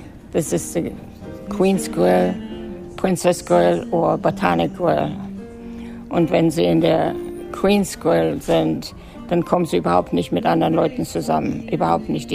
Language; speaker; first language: German; native; German